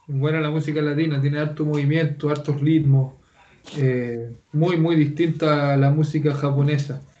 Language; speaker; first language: Spanish; native; Spanish